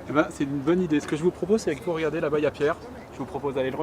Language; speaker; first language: French; native; French